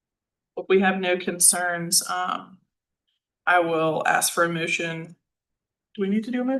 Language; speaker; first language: English; native; English